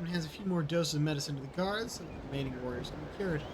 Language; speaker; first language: English; native; English